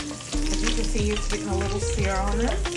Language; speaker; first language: English; native; English